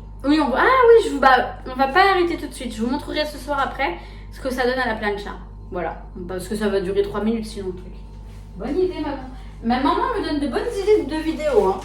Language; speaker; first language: French; native; French